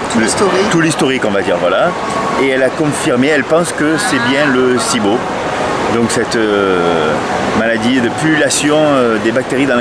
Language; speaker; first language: French; native; French